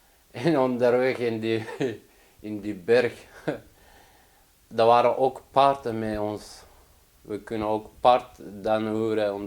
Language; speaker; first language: Dutch; non-native, learner; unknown